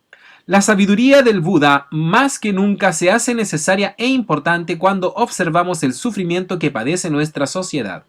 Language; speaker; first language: Spanish; native; Spanish